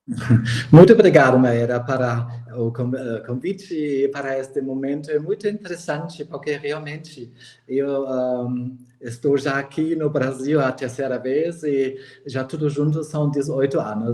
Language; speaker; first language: Portuguese; non-native, fluent; German